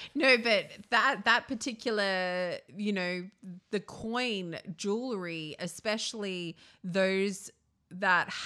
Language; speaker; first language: English; native; English